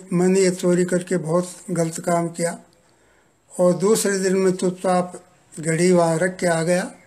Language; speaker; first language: Hindi; native; Hindi